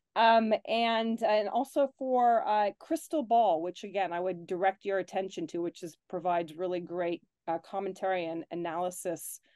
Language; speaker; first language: English; native; English